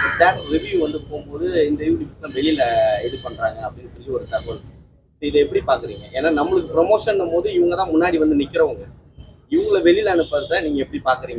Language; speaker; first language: Tamil; native; Tamil